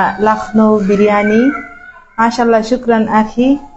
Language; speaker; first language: Arabic; non-native, learner; Bangla